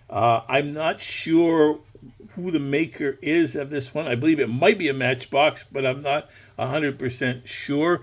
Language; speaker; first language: English; native; English